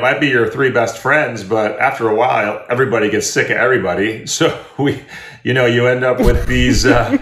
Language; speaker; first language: English; native; English